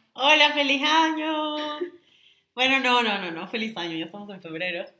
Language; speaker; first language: Spanish; native; Spanish